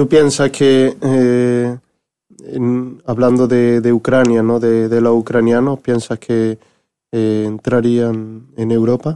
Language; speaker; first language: Ukrainian; non-native, learner; Spanish